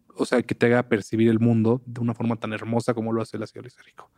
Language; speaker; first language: Spanish; native; Spanish